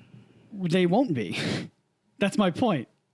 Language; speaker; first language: English; native; English